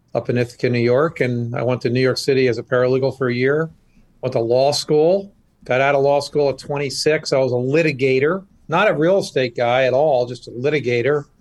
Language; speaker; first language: English; native; English